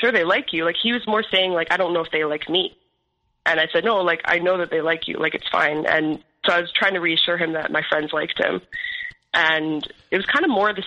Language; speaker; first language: English; native; English